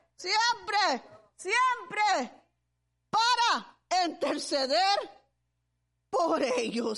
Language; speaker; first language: Spanish; early bilingual, heritage; Spanish